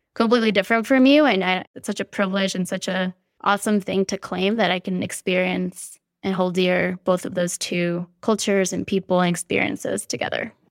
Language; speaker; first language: English; early bilingual, other home language; Spanish